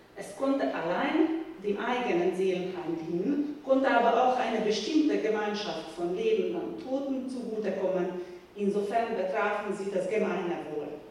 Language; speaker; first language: German; non-native, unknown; Hungarian